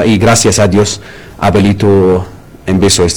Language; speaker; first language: Spanish; non-native, learner; Arabic